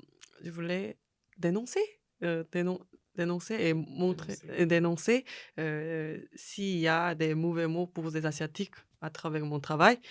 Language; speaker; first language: French; non-native, fluent; Korean